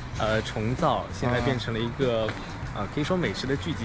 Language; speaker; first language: Chinese; native; Chinese